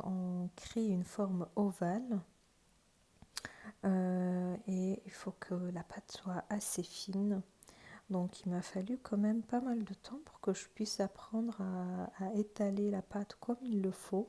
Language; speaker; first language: French; non-native, fluent; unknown